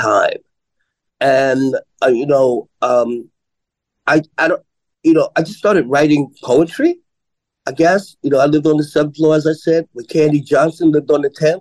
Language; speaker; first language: English; native; English